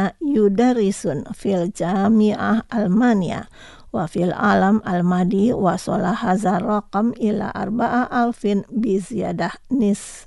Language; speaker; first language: Arabic; non-native, fluent; Indonesian